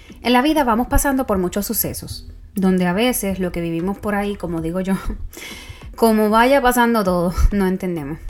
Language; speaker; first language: Spanish; native; Spanish